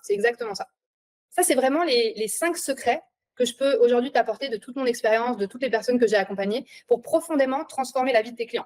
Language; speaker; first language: French; native; French